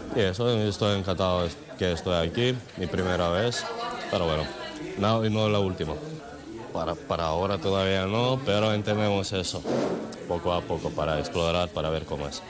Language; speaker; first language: Spanish; non-native, learner; Macedonian